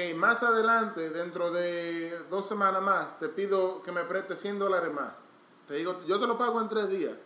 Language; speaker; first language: Spanish; native; Spanish